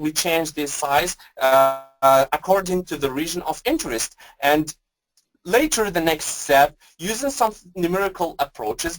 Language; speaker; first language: English; non-native, fluent; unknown